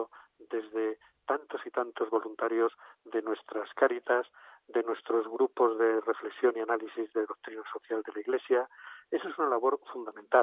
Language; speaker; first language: Spanish; native; Spanish